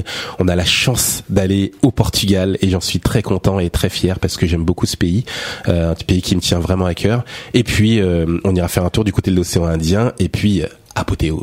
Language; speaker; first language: French; native; French